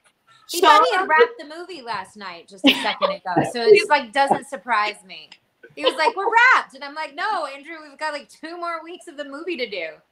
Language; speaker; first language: English; native; English